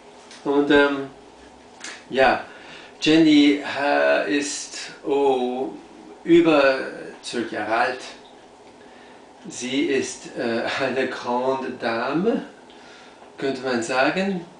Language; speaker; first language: German; non-native, fluent; English